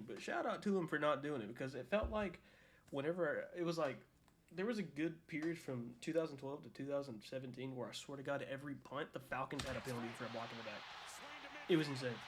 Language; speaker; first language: English; native; English